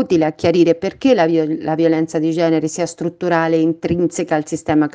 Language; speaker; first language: Italian; native; Italian